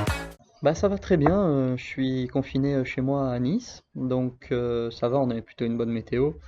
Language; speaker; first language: French; native; French